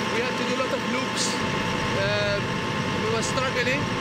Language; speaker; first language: English; non-native, fluent; Russian